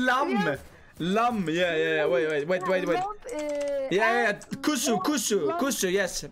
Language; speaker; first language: English; non-native, fluent; Swedish